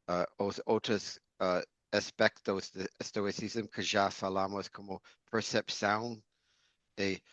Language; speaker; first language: Portuguese; non-native, learner; English